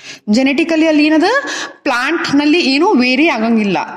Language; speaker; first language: English; non-native, local second language; Kannada